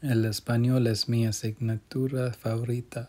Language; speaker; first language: Spanish; non-native, learner; English